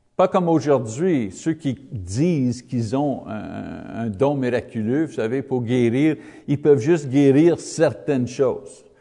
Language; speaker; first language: French; non-native, learner; English